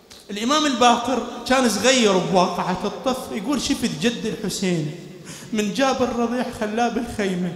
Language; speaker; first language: Arabic; native; Arabic